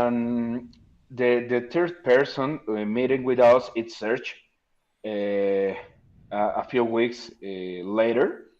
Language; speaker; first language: English; non-native, learner; Spanish